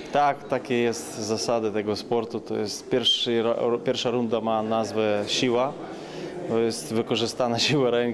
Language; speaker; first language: Polish; non-native, learner; Ukrainian